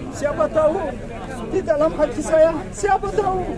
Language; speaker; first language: Indonesian; non-native, learner; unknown